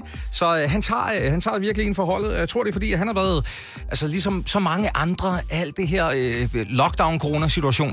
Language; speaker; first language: Danish; native; Danish